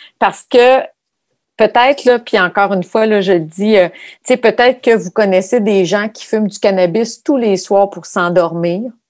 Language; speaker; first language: French; native; French